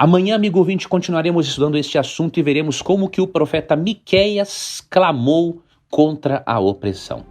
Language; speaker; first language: Portuguese; native; Portuguese